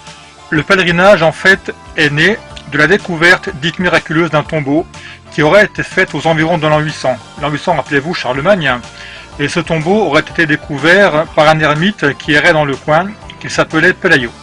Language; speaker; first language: French; native; French